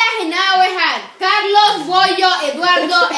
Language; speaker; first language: Swedish; early bilingual, other home language; Spanish